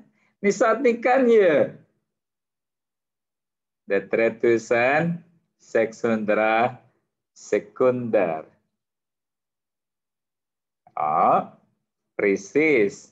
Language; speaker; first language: Swedish; non-native, fluent; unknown